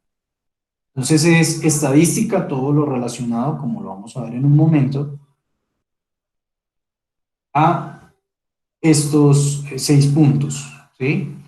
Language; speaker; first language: Spanish; native; Spanish